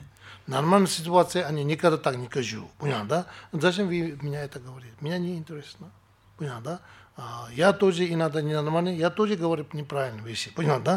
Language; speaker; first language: Russian; non-native, learner; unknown